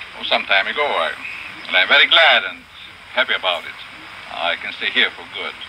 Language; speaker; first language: English; non-native, fluent; Hungarian